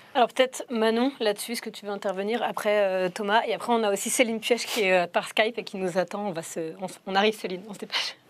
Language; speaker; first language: French; native; French